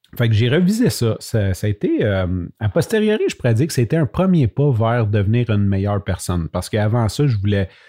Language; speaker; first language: French; native; French